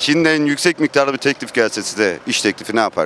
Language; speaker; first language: Turkish; native; Turkish